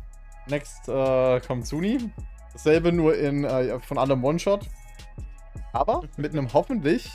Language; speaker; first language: German; native; German